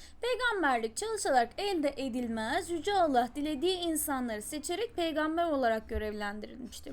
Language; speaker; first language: Turkish; native; Turkish